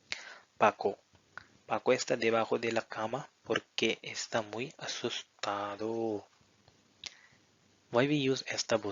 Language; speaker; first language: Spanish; non-native, fluent; Hindi